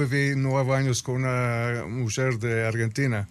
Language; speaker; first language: Spanish; early bilingual, heritage; Spanish